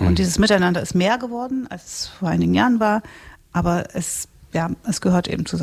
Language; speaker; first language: German; native; German